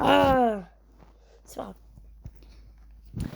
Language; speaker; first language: French; native; French